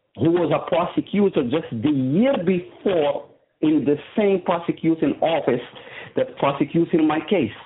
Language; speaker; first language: English; non-native, fluent; Arabic